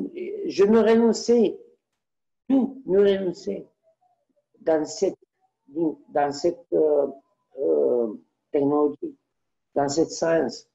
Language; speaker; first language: French; non-native, learner; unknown